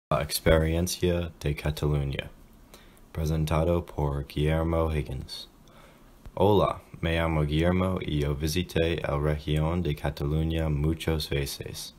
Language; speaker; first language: Spanish; non-native, learner; English